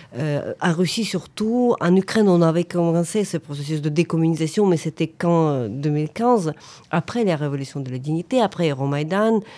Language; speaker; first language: French; non-native, fluent; Ukrainian